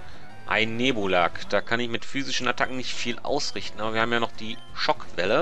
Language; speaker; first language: German; native; German